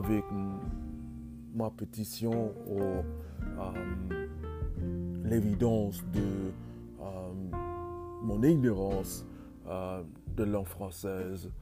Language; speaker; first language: French; non-native, learner; English